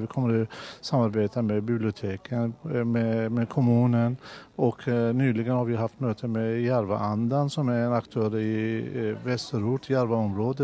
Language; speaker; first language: Swedish; non-native, fluent; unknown